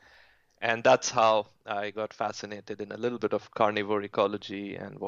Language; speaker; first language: English; non-native, local second language; Hindi